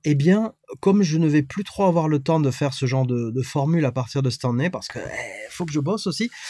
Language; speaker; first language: French; native; French